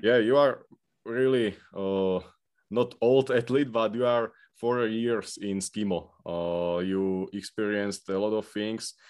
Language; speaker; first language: English; non-native, fluent; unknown